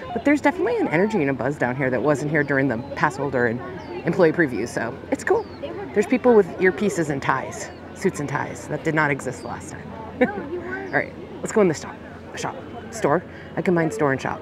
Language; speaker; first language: English; native; English